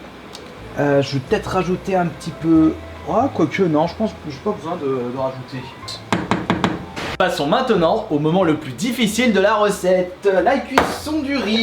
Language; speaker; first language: French; native; French